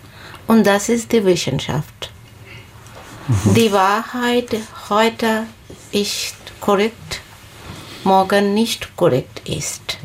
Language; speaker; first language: German; non-native, learner; Bangla